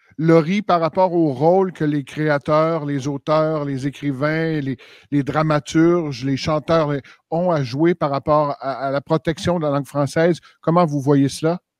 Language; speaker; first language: French; native; French